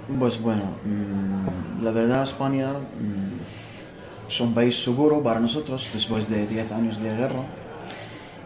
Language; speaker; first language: Spanish; non-native, fluent; Arabic